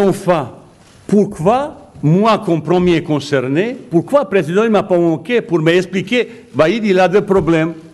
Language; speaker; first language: French; non-native, fluent; Bosnian